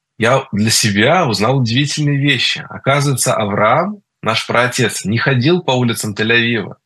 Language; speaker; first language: Russian; early bilingual, heritage; Russian